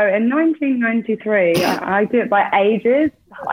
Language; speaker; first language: English; native; English